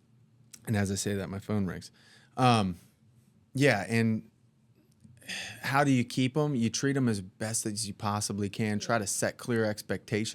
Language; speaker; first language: English; native; English